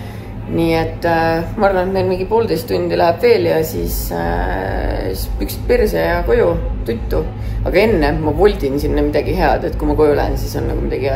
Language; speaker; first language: Estonian; native; Estonian